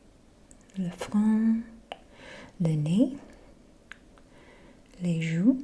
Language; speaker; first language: French; non-native, fluent; English